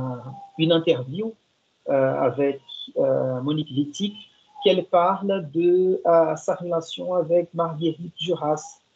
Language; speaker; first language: French; non-native, fluent; Portuguese